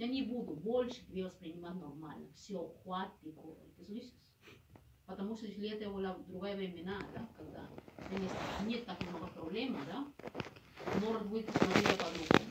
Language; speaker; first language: Russian; non-native, fluent; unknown